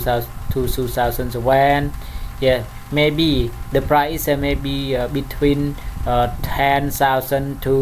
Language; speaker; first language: English; non-native, learner; Khmer